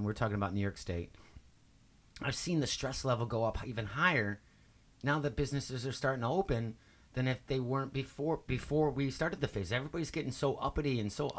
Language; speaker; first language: English; native; English